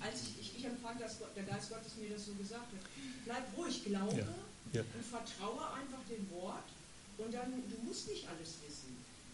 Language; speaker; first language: German; native; German